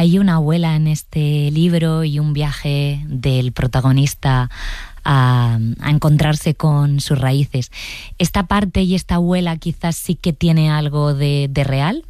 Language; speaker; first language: Spanish; native; Spanish